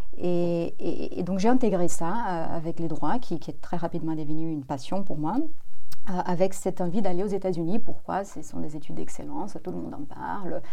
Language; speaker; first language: French; non-native, fluent; Portuguese